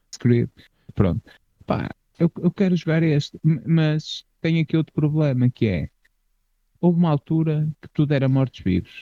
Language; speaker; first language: Portuguese; native; Portuguese